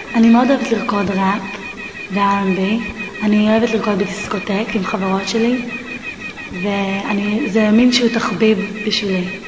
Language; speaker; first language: Hebrew; early bilingual, heritage; Hebrew